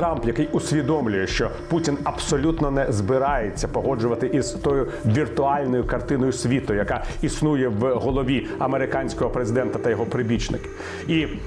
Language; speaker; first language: Ukrainian; native; Ukrainian